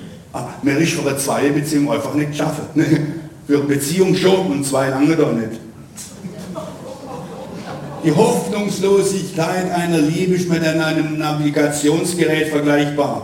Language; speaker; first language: German; native; German